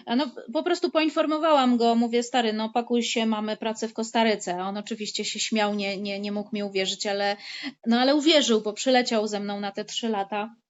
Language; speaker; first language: Polish; native; Polish